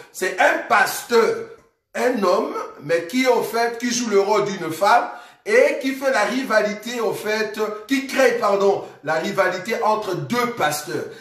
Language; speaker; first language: French; non-native, local second language; Lingala